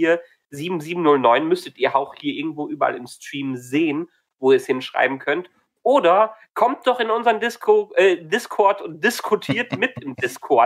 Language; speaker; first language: German; native; German